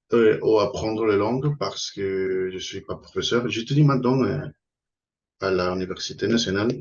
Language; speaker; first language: French; non-native, learner; Spanish